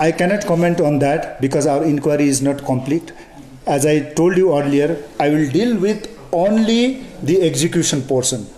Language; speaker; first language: English; non-native, local second language; Nepali